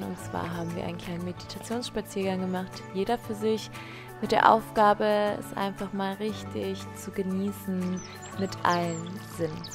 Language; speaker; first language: German; native; German